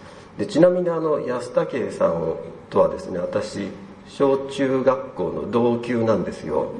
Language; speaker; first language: Japanese; native; Japanese